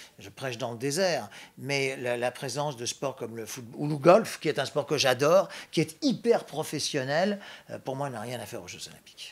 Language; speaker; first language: French; native; French